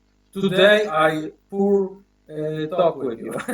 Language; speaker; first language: English; non-native, learner; Polish